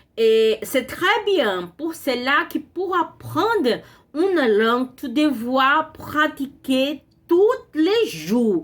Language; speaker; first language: French; non-native, learner; Portuguese